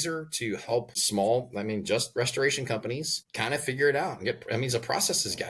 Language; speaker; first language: English; native; English